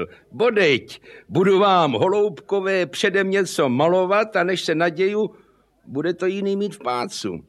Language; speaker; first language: Czech; native; Czech